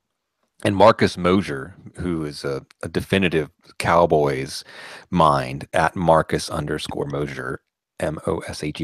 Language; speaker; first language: English; native; English